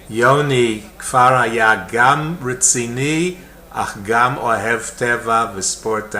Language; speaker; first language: Hebrew; non-native, fluent; English